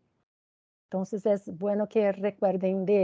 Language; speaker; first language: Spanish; non-native, fluent; Portuguese